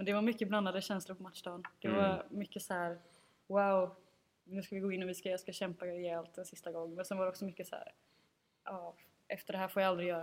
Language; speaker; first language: Swedish; native; Swedish